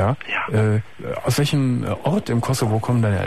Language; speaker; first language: German; native; German